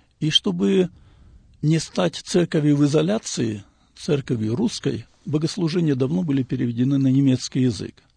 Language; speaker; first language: Russian; native; Russian